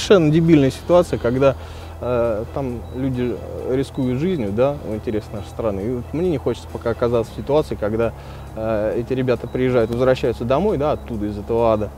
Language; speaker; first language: Russian; native; Russian